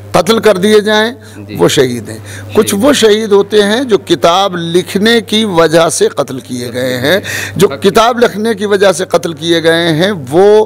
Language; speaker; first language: Hindi; native; Hindi